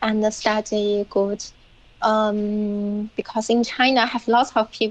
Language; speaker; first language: English; non-native, learner; Chinese